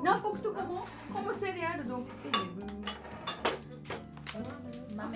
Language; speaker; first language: French; non-native, learner; Japanese